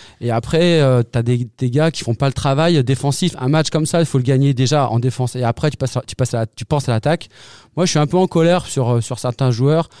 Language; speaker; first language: French; native; French